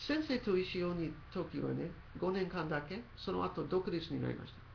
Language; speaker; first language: Japanese; non-native, learner; English